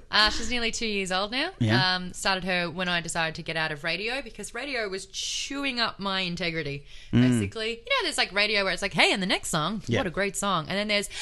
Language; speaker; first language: English; native; English